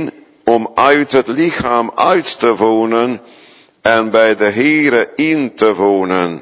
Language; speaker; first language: Dutch; non-native, fluent; Hungarian